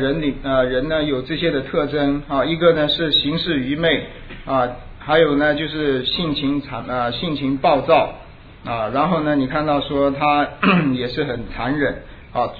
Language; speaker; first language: Chinese; native; Chinese